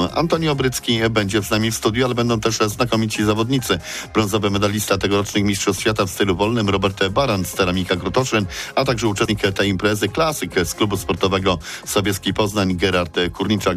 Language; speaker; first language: Polish; native; Polish